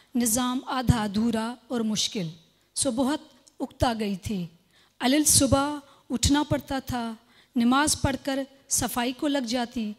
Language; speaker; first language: Urdu; non-native, local second language; Sindhi